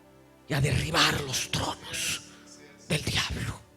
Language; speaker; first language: Spanish; native; Spanish